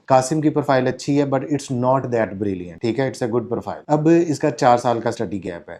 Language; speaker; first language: Urdu; non-native, local second language; Punjabi